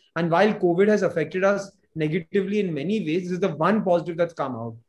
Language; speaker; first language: English; non-native, local second language; Hindi